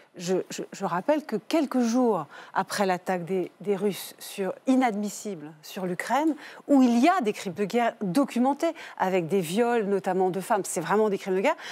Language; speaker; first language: French; native; French